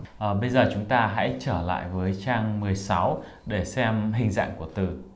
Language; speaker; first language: Vietnamese; native; Vietnamese